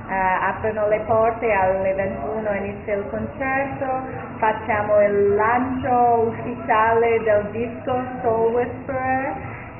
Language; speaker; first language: Italian; non-native, fluent; English